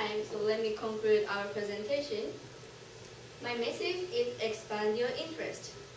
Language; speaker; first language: English; non-native, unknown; Japanese